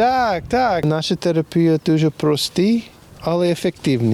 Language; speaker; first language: Ukrainian; non-native, learner; English